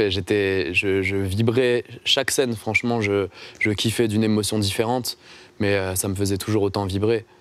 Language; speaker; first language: French; native; French